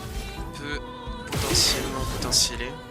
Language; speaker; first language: French; native; French